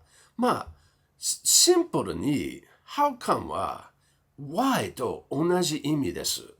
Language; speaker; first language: Japanese; non-native, fluent; English